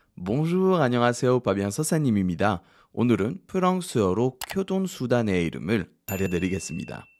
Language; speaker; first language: Korean; non-native, fluent; French